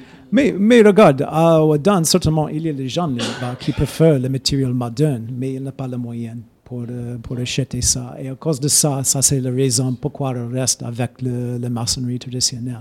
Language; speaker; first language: French; non-native, fluent; English